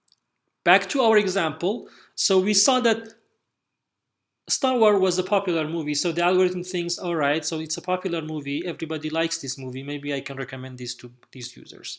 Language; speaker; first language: English; non-native, fluent; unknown